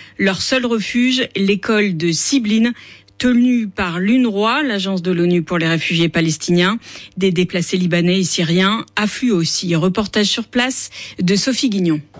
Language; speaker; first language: French; native; French